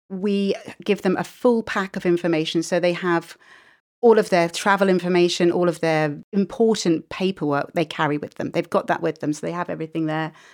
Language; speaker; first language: English; native; English